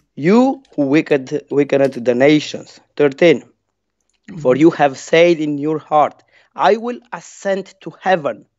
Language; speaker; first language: English; non-native, fluent; Romanian